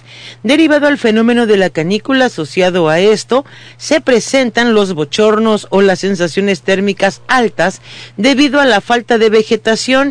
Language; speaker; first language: Spanish; native; Spanish